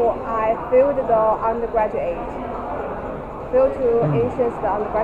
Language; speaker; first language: English; non-native, learner; Chinese